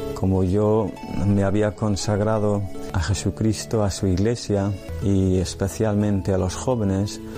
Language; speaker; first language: Spanish; non-native, fluent; English